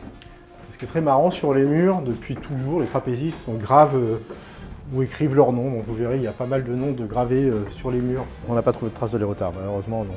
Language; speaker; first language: French; native; French